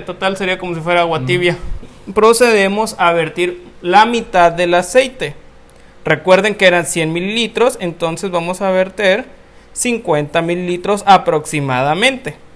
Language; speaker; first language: Spanish; native; Spanish